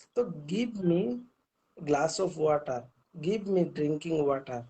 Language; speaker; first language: English; non-native, learner; Bangla